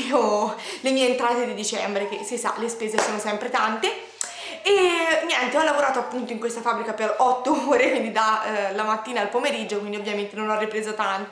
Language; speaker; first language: Italian; native; Italian